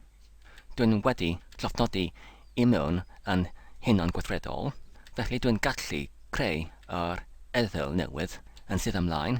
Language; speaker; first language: Welsh; non-native, learner; English